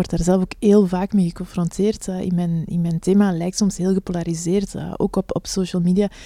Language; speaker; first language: Dutch; native; Dutch